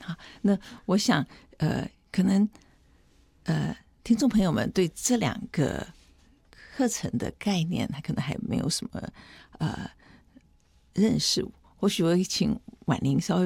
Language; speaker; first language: Chinese; native; Chinese